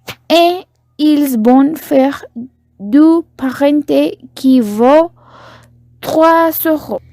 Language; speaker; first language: French; non-native, learner; Spanish